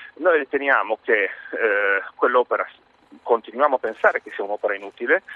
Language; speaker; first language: Italian; native; Italian